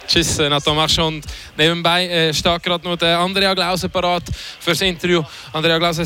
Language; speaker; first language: German; native; German